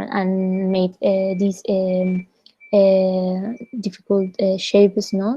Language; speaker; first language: English; non-native, fluent; Spanish